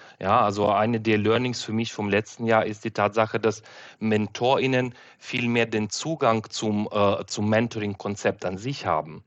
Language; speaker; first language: German; non-native, fluent; Ukrainian